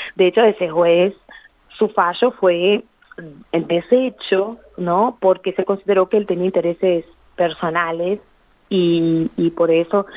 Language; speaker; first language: Spanish; non-native, fluent; Portuguese